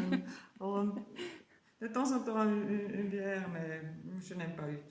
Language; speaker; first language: French; non-native, learner; German